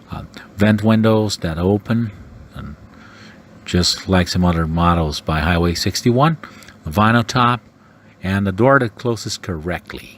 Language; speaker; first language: English; non-native, fluent; Portuguese